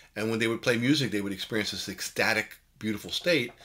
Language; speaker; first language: English; native; English